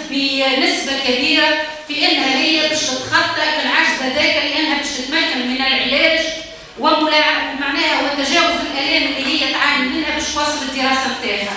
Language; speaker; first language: Arabic; native; Arabic